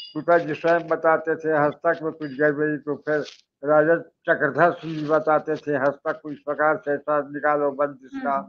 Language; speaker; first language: Hindi; native; Hindi